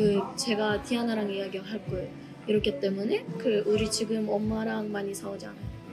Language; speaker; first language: Korean; early bilingual, other home language; Russian